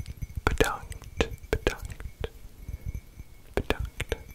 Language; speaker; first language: Dutch; non-native, learner; English